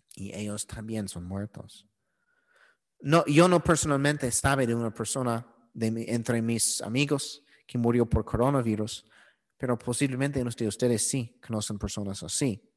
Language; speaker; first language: Spanish; non-native, learner; English